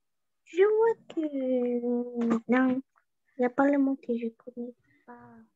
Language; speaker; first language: French; non-native, learner; Russian